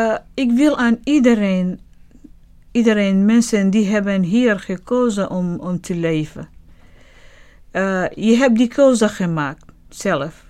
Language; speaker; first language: Dutch; non-native, learner; Arabic